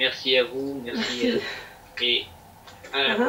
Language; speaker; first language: French; native; French